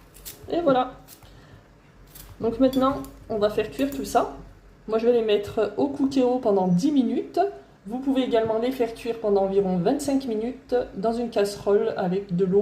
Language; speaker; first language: French; native; French